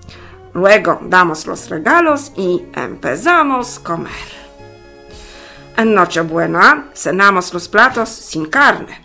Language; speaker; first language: Spanish; non-native, learner; Polish